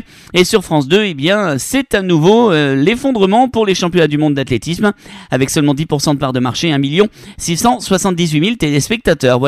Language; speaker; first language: French; native; French